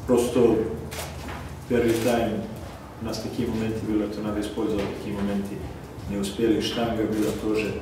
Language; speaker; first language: Russian; non-native, fluent; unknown